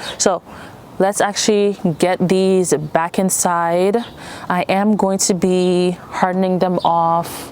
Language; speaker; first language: English; native; English